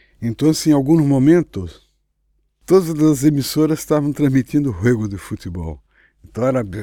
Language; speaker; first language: Portuguese; native; Portuguese